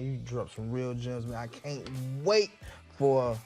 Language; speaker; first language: English; native; English